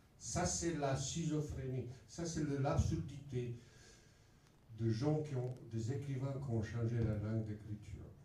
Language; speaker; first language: French; non-native, fluent; Bosnian